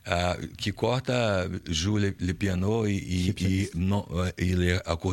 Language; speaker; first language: French; non-native, learner; Portuguese